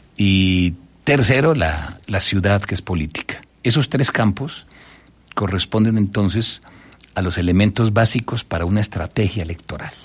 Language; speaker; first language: Spanish; native; Spanish